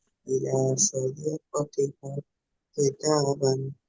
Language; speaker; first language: Arabic; non-native, learner; Bangla